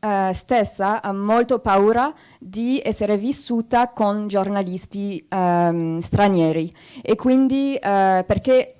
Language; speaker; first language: Italian; non-native, fluent; French